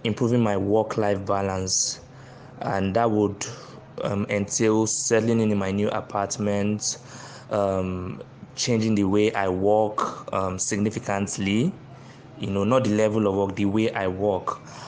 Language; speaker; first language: English; non-native, local second language; Igbo